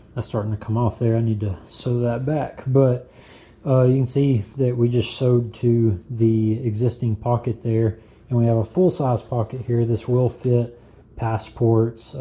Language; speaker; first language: English; native; English